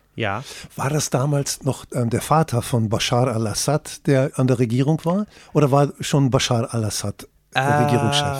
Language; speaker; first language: German; native; German